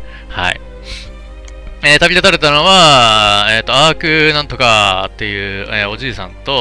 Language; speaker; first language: Japanese; native; Japanese